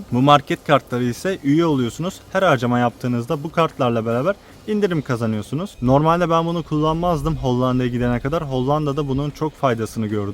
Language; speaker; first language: Turkish; native; Turkish